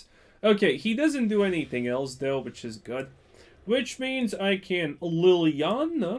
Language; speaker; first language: English; non-native, fluent; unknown